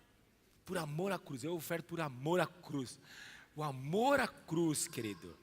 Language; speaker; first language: Portuguese; native; Portuguese